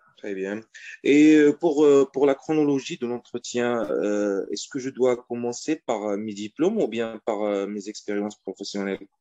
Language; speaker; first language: French; non-native, fluent; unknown